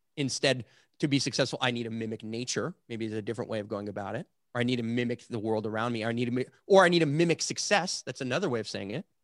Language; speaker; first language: English; native; English